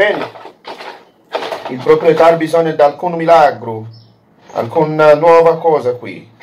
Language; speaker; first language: Italian; non-native, learner; Portuguese